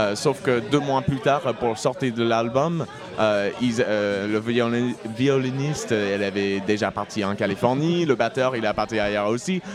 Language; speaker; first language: French; non-native, fluent; English